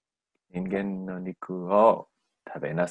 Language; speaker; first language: Japanese; non-native, learner; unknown